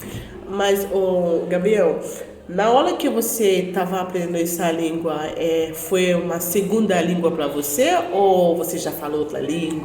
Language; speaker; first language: Portuguese; non-native, learner; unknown